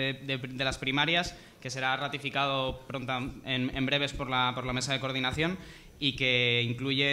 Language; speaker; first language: Spanish; native; Spanish